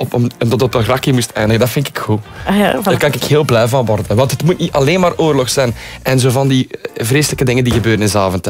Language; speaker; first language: Dutch; native; Dutch